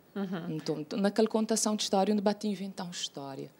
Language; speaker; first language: Portuguese; non-native, local second language; Kabuverdianu